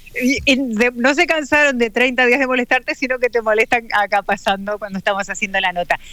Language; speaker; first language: Spanish; native; Spanish